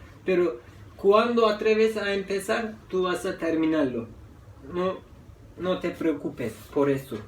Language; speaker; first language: Spanish; non-native, fluent; Turkish